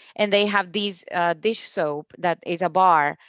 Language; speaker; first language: English; non-native, fluent; Spanish